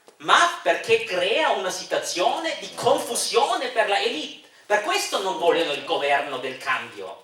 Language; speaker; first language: Italian; non-native, fluent; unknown